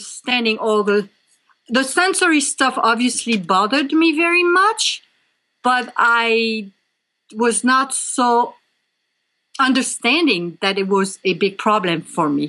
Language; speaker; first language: English; non-native, fluent; French